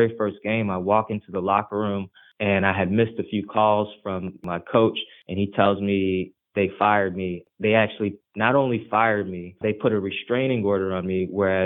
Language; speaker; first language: English; early bilingual, other home language; Haitian Creole